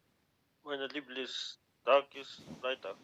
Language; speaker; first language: German; non-native, learner; Macedonian